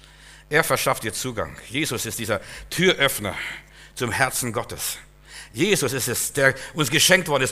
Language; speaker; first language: German; native; German